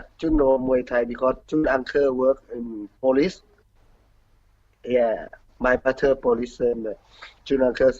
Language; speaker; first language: English; non-native, learner; Thai